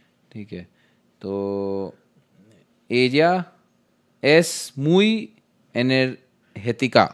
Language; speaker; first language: Spanish; non-native, learner; Hindi